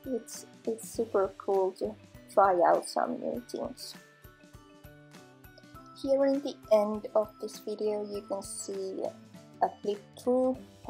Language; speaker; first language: English; non-native, fluent; Finnish